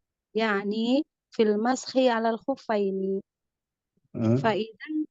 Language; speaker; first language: Arabic; non-native, learner; Indonesian